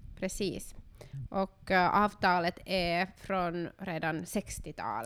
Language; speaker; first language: Swedish; non-native, learner; Finnish